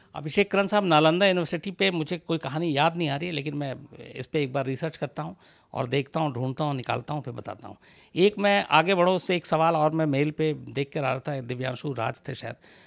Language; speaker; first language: Hindi; native; Hindi